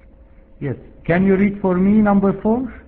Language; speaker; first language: English; non-native, fluent; Arabic